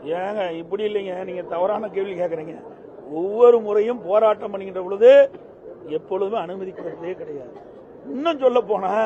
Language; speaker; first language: Tamil; native; Tamil